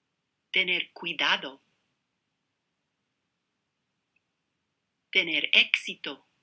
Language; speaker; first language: Spanish; non-native, fluent; English